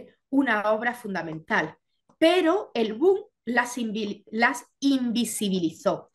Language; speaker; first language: Spanish; native; Spanish